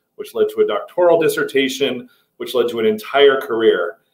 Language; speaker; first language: English; native; English